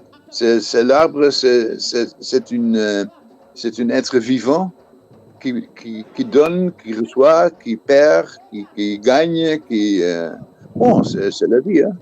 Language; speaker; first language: French; non-native, fluent; Dutch